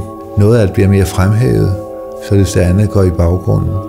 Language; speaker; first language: Danish; native; Danish